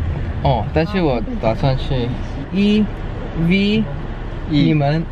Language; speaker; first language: Chinese; non-native, learner; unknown